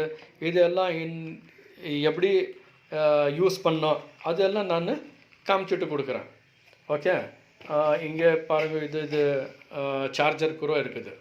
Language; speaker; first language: Tamil; non-native, local second language; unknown